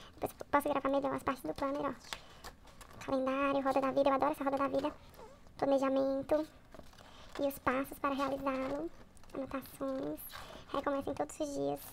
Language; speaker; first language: Portuguese; native; Portuguese